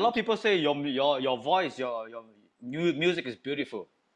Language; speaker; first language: English; non-native, local second language; Chinese